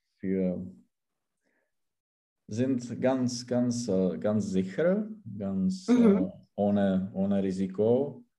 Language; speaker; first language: German; non-native, learner; Czech